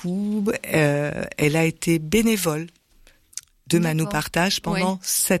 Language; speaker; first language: French; native; French